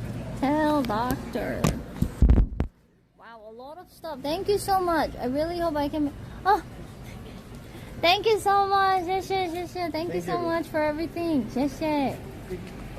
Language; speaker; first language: English; non-native, fluent; Korean